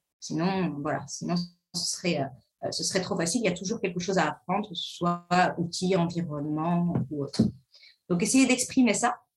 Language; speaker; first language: French; early bilingual, other home language; Arabic